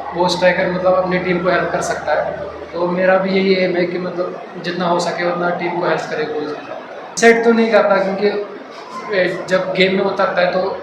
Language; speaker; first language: Hindi; non-native, local second language; Kashmiri